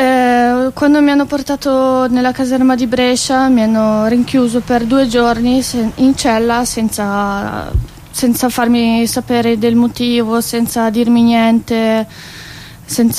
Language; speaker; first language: Italian; non-native, fluent; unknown